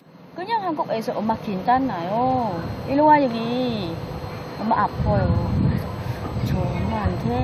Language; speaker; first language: Korean; non-native, learner; Vietnamese